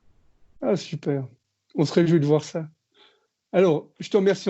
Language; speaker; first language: French; native; French